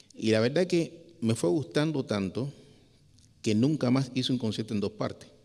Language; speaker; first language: Spanish; native; Spanish